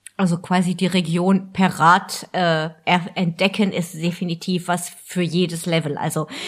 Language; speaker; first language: German; non-native, local second language; French